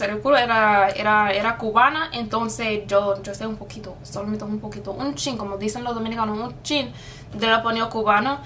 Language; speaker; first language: Spanish; non-native, fluent; English